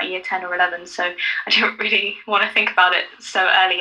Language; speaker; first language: English; native; English